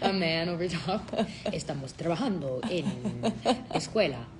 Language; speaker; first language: Spanish; non-native, learner; English